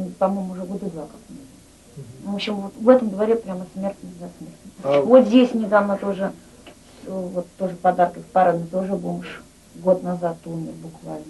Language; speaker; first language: Russian; native; Russian